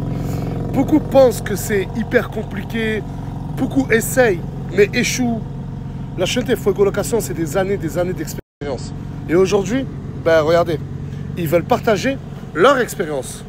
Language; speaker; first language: French; native; French